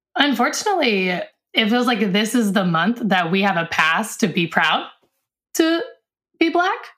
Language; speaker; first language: English; native; English